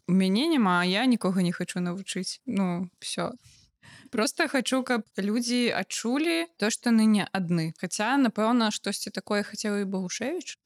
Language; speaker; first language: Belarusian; non-native, local second language; Russian